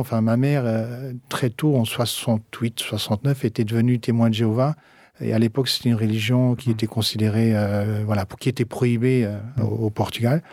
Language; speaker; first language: French; early bilingual, other home language; Portuguese